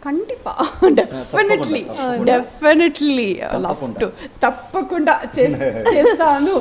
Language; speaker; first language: Telugu; non-native, learner; Malayalam